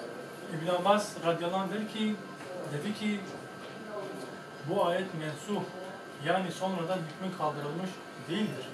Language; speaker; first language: Turkish; native; Turkish